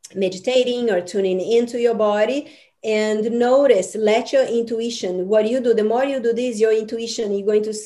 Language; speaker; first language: English; non-native, fluent; Portuguese